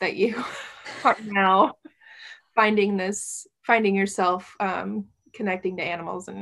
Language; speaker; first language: English; native; English